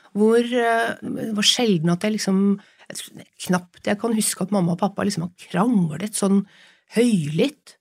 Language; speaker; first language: Norwegian; native; Norwegian